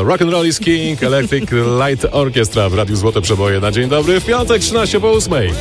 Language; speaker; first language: Polish; native; Polish